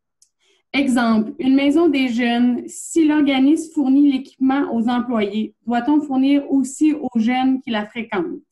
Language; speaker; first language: French; native; French